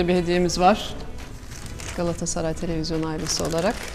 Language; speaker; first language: Turkish; native; Turkish